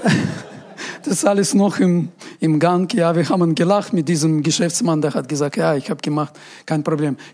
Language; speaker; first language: German; non-native, fluent; Russian